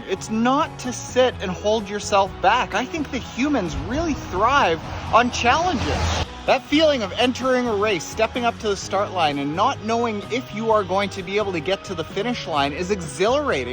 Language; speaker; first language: English; native; English